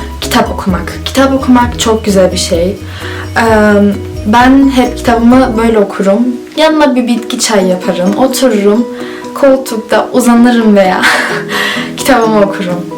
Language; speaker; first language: Turkish; early bilingual, heritage; Turkish